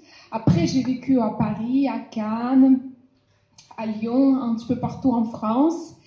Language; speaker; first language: French; non-native, fluent; Russian